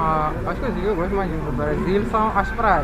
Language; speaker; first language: Portuguese; non-native, local second language; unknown